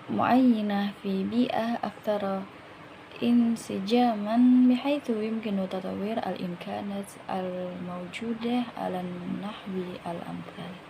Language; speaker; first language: Arabic; non-native, learner; Indonesian